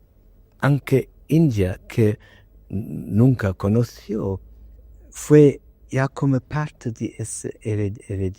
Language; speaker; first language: Spanish; non-native, learner; English